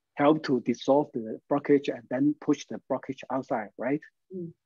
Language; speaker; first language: English; non-native, learner; Chinese